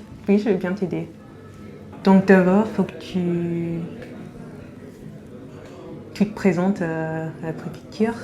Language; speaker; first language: French; non-native, fluent; English